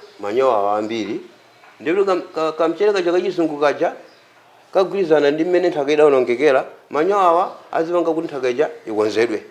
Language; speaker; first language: Nyanja; native; Nyanja